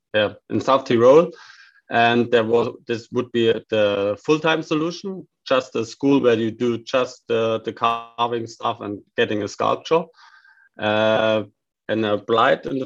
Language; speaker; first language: English; non-native, fluent; German